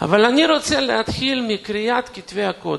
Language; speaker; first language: Hebrew; non-native, fluent; Russian